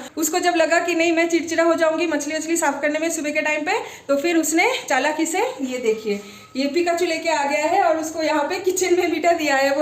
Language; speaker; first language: Hindi; non-native, local second language; Bangla